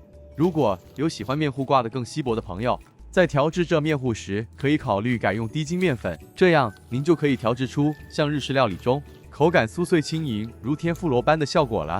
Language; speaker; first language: Chinese; native; Chinese